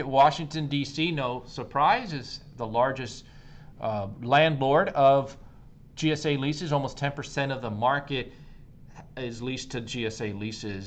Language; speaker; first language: English; native; English